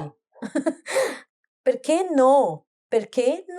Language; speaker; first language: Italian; non-native, learner; Arabic